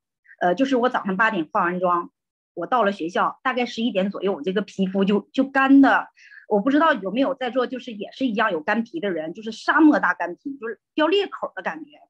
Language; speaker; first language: Chinese; native; Chinese